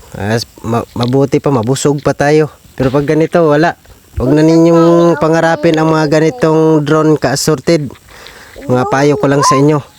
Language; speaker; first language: Filipino; non-native, local second language; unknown